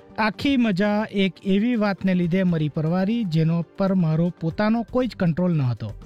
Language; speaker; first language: Gujarati; native; Gujarati